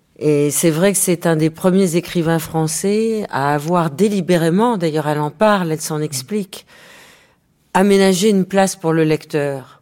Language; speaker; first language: French; native; French